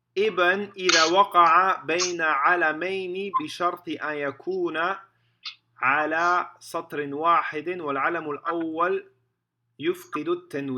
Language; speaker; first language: Arabic; non-native, fluent; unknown